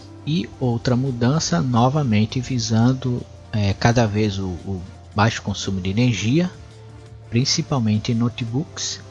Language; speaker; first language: Portuguese; native; Portuguese